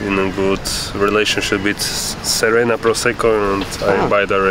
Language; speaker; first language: English; non-native, learner; Slovak